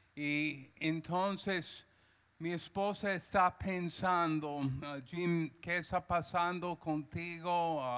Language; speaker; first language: Spanish; non-native, learner; English